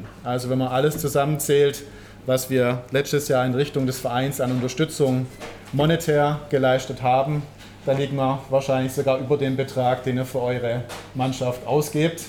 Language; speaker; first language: German; native; German